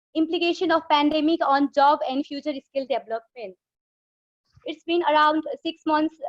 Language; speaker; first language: English; non-native, local second language; Nepali